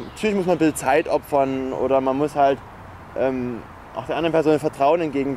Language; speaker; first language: German; native; German